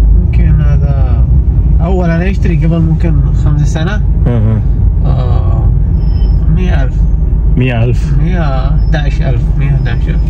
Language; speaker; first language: Arabic; non-native, learner; Tamil